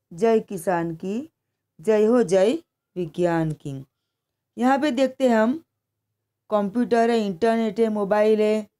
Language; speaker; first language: Hindi; non-native, local second language; Gujarati